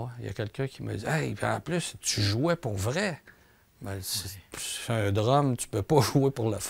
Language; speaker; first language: French; native; French